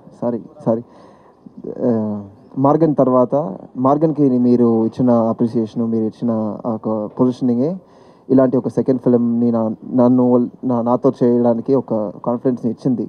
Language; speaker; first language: Telugu; non-native, learner; Tamil